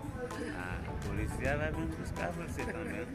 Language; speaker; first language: Portuguese; non-native, learner; Haitian Creole